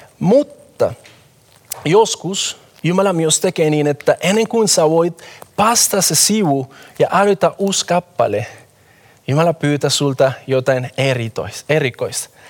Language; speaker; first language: Finnish; non-native, fluent; Spanish